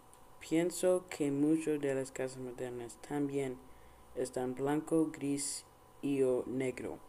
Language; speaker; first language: Spanish; non-native, learner; English